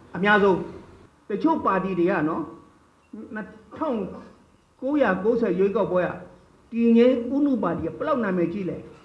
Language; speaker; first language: Burmese; non-native, local second language; Shan